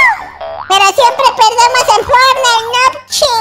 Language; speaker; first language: Spanish; native; Spanish